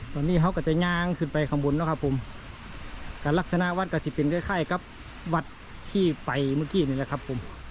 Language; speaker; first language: Thai; native; Thai